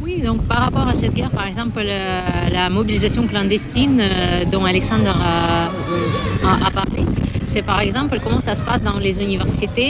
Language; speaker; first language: French; non-native, fluent; Russian